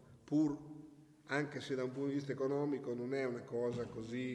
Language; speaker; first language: Italian; native; Italian